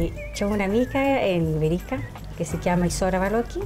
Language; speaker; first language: Italian; early bilingual, heritage; Spanish